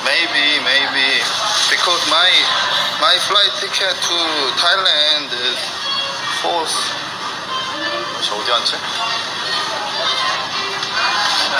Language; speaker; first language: English; non-native, learner; Korean